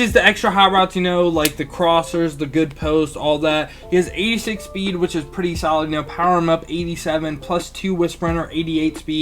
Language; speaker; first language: English; native; English